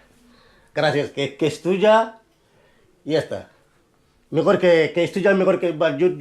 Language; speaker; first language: Spanish; non-native, learner; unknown